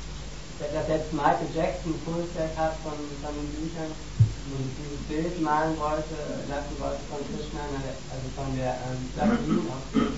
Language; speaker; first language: German; native; German